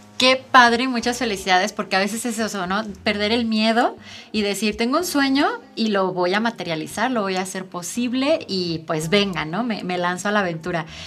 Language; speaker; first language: Spanish; native; Spanish